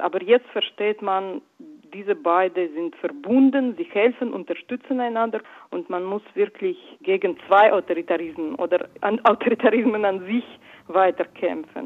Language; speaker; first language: German; non-native, fluent; Russian